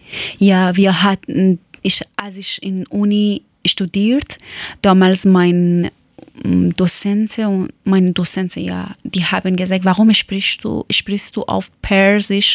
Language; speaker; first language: German; non-native, learner; Persian